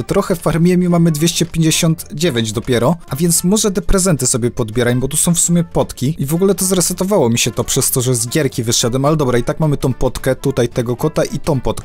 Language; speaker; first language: Polish; native; Polish